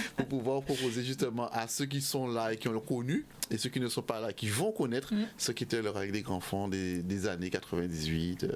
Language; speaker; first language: French; native; French